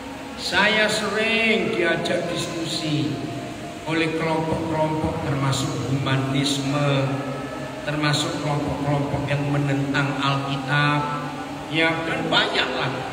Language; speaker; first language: Indonesian; native; Indonesian